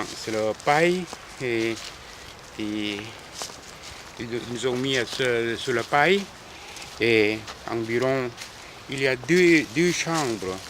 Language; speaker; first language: French; non-native, fluent; Korean